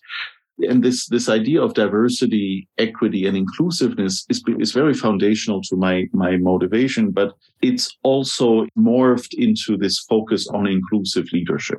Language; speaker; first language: English; non-native, fluent; German